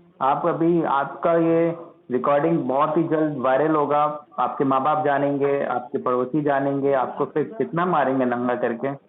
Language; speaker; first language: Hindi; native; Hindi